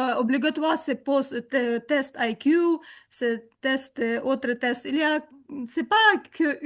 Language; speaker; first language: French; non-native, learner; Ukrainian